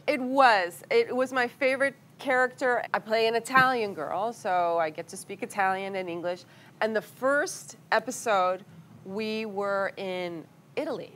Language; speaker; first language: English; early bilingual, other home language; Spanish